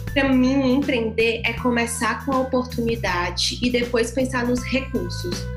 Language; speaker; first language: Portuguese; native; Portuguese